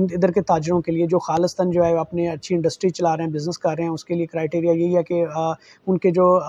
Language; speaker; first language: Urdu; non-native, local second language; Saraiki